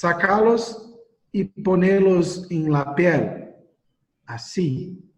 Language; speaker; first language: Spanish; non-native, learner; Portuguese